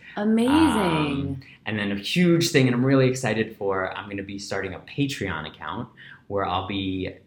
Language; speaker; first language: English; native; English